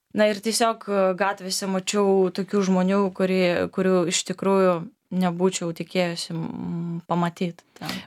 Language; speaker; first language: Lithuanian; non-native, fluent; Belarusian